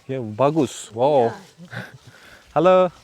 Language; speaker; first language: Indonesian; non-native, learner; Turkish